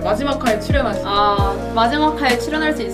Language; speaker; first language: Korean; native; Korean